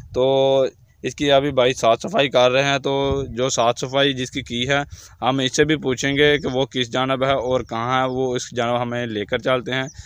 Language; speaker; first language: Urdu; non-native, local second language; Punjabi